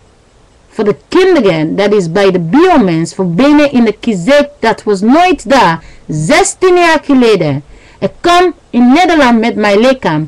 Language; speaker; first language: Dutch; non-native, learner; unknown